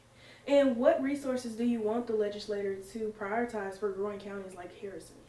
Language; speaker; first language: English; native; English